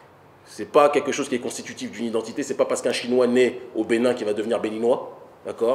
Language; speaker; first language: French; native; French